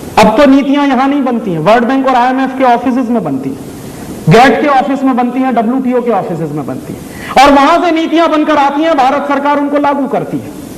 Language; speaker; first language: Hindi; native; Hindi